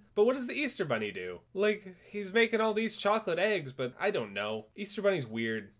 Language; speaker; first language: English; native; English